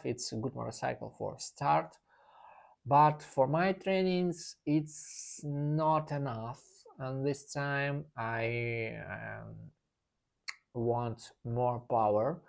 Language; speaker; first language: English; non-native, learner; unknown